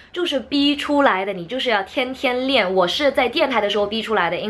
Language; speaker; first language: Chinese; early bilingual, heritage; Chinese